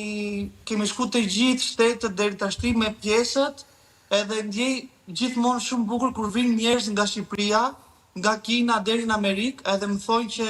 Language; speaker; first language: Albanian; early bilingual, heritage; Albanian